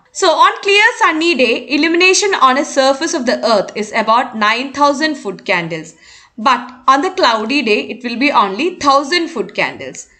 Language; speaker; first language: English; non-native, local second language; Malayalam